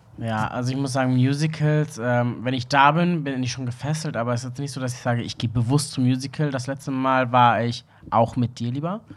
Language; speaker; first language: German; native; German